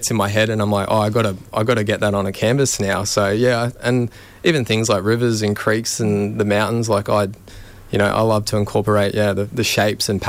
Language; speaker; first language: English; native; English